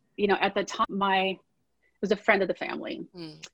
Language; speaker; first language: English; early bilingual, other home language; Portuguese